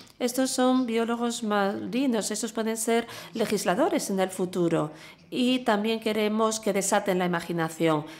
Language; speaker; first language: Spanish; non-native, fluent; English